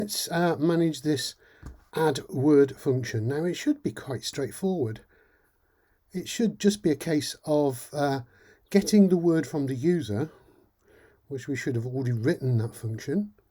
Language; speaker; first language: English; native; English